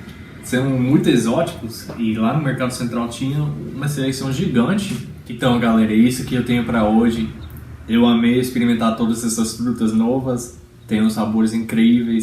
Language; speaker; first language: Portuguese; non-native, fluent; English